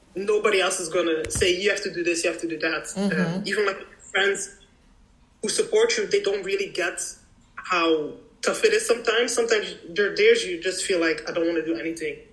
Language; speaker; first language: English; early bilingual, heritage; English